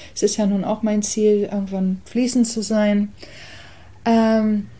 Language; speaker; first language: German; early bilingual, other home language; English